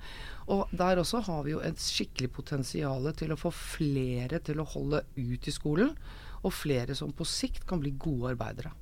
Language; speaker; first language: Norwegian; native; Norwegian